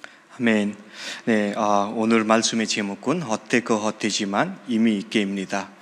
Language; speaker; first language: Korean; non-native, fluent; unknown